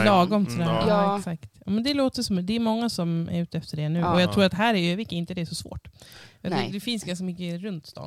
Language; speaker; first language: Swedish; native; Swedish